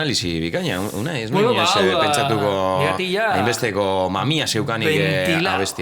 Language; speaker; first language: Basque; native; Basque